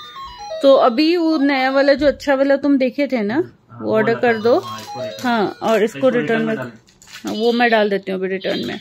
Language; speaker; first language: Hindi; native; Hindi